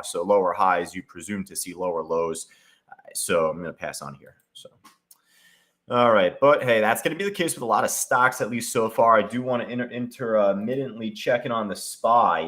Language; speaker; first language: English; native; English